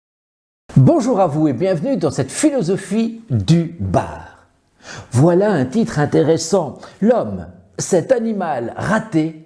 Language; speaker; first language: French; native; French